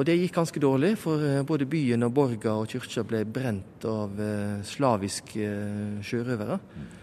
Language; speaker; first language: Norwegian; native; Norwegian